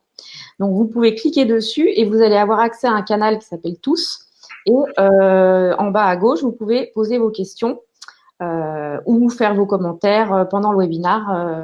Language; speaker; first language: French; native; French